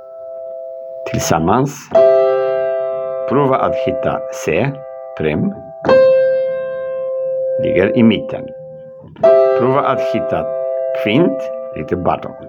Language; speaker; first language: Swedish; non-native, learner; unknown